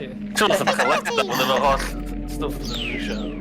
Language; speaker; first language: Welsh; native; Welsh